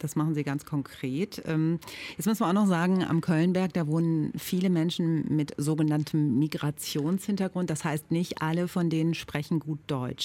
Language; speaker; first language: German; native; German